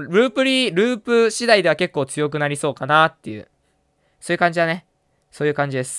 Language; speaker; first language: Japanese; native; Japanese